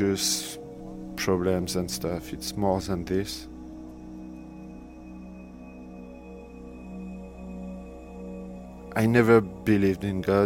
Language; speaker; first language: English; non-native, fluent; French